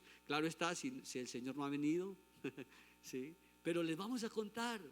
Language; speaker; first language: Spanish; native; Spanish